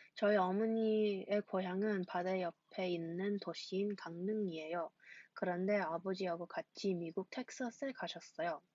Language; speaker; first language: Korean; early bilingual, heritage; Korean